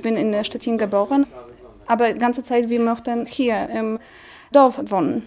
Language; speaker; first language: German; non-native, learner; Polish